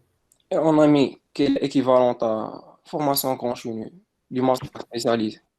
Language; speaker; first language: French; non-native, local second language; Arabic